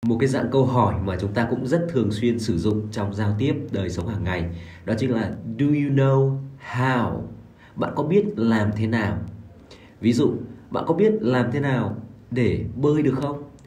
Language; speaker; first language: Vietnamese; native; Vietnamese